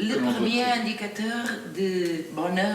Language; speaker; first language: French; non-native, local second language; Portuguese